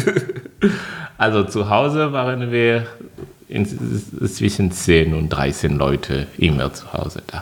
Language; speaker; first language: German; non-native, fluent; French